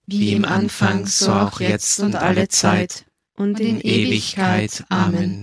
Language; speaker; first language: German; native; German